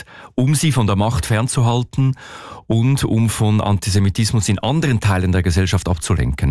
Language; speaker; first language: German; native; German